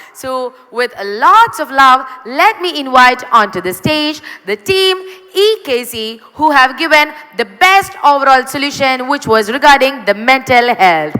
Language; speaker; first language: English; non-native, local second language; Malayalam